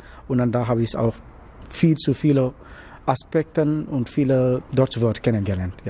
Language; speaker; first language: German; non-native, learner; Wolof